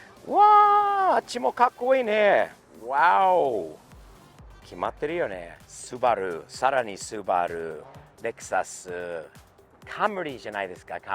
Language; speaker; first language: Japanese; non-native, fluent; English